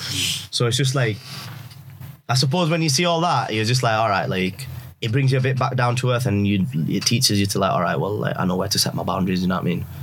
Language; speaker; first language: English; early bilingual, other home language; Urdu